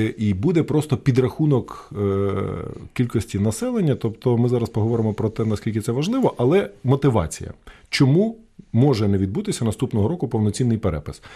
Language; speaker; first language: Ukrainian; native; Ukrainian